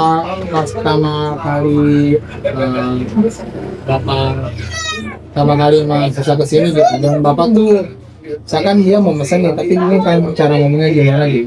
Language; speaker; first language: Indonesian; native; Indonesian